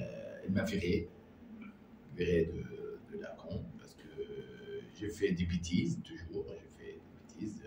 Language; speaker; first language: French; non-native, learner; Arabic